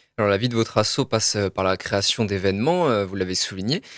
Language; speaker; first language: French; native; French